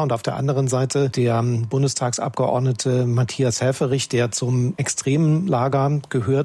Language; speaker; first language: German; native; German